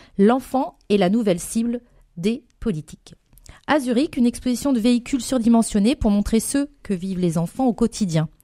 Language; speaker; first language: French; native; French